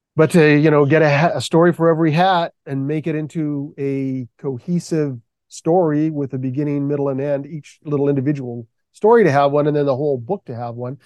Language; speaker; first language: English; native; English